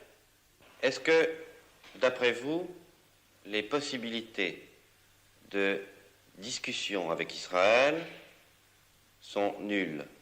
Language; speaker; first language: French; native; French